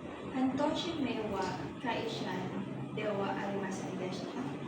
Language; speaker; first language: Japanese; non-native, learner; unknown